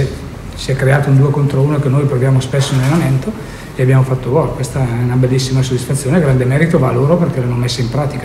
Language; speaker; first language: Italian; native; Italian